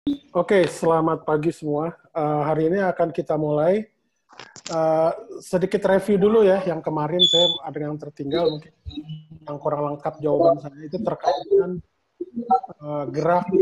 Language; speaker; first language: Indonesian; native; Indonesian